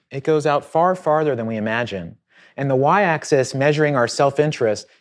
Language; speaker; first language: English; native; English